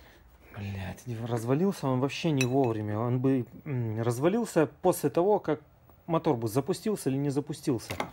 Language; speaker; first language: Russian; native; Russian